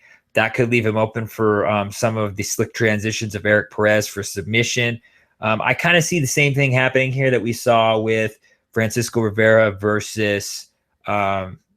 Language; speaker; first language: English; native; English